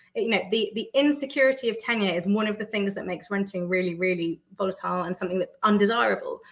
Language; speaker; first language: English; native; English